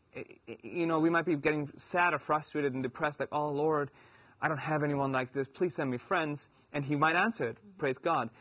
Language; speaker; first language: English; non-native, fluent; German